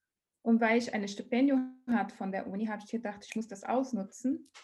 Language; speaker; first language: German; non-native, learner; Portuguese